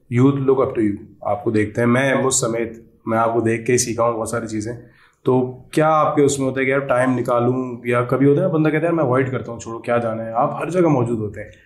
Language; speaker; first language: Urdu; native; Urdu